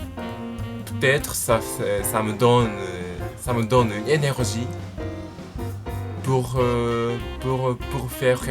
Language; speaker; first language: French; non-native, learner; Japanese